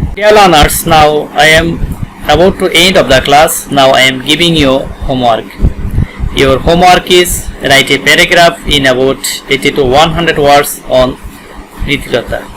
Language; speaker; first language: English; non-native, local second language; Bangla